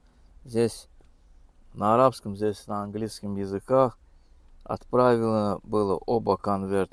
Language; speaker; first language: Russian; non-native, fluent; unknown